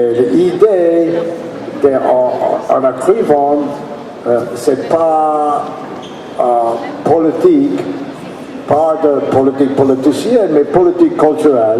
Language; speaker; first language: French; non-native, learner; English